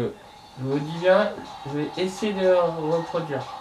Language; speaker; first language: French; native; French